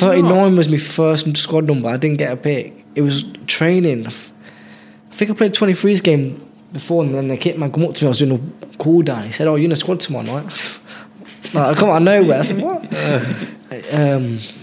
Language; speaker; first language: English; native; English